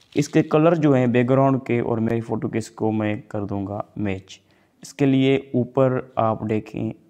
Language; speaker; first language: Urdu; non-native, local second language; Sindhi